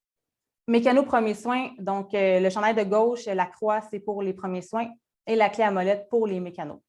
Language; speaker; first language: French; native; French